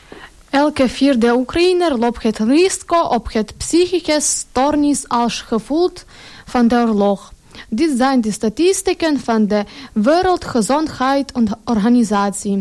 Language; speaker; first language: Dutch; non-native, learner; Ukrainian